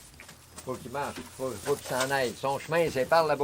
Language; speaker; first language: French; native; French